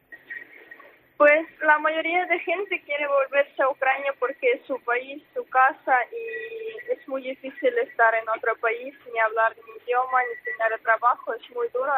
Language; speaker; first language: Spanish; non-native, fluent; Ukrainian